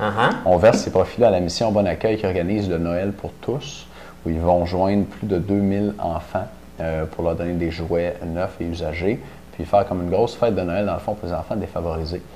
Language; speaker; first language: French; native; French